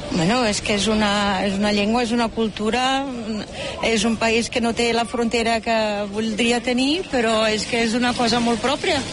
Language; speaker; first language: Catalan; non-native, fluent; German